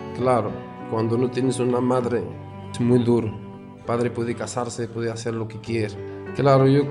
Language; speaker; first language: Spanish; non-native, fluent; Arabic